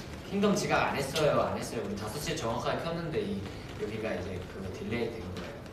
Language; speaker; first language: Korean; native; Korean